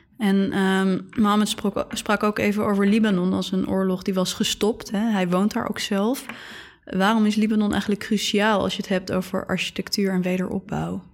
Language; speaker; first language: Dutch; native; Dutch